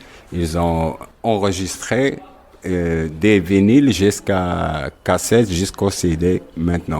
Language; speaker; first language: French; non-native, local second language; Arabic